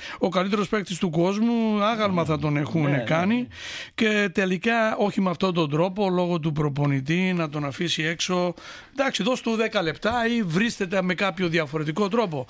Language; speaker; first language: Greek; early bilingual, heritage; Greek